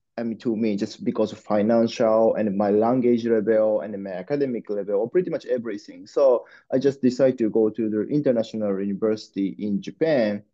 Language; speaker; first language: English; non-native, learner; Japanese